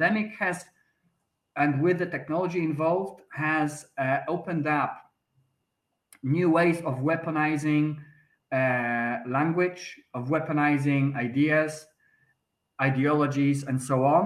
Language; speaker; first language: English; non-native, fluent; Polish